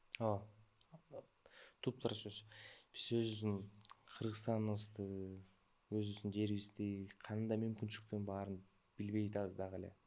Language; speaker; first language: Kyrgyz; early bilingual, other home language; Russian